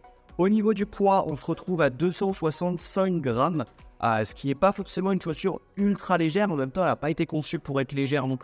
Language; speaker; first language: French; native; French